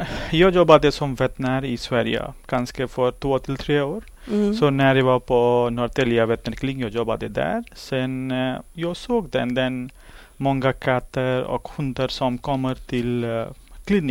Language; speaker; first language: Swedish; non-native, learner; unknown